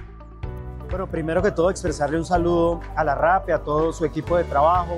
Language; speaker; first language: Spanish; native; Spanish